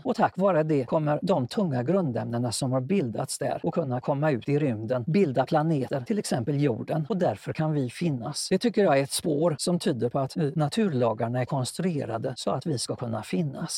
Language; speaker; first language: Swedish; native; Swedish